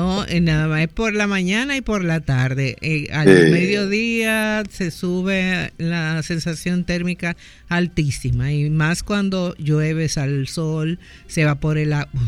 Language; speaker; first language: Spanish; native; Spanish